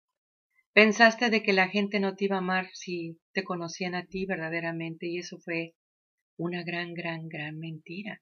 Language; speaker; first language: Spanish; native; Spanish